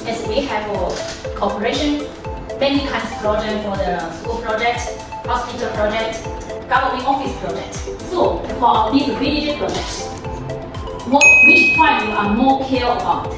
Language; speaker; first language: English; non-native, learner; Chinese